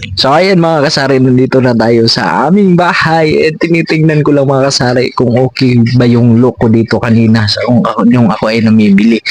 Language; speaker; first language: Filipino; non-native, local second language; Cebuano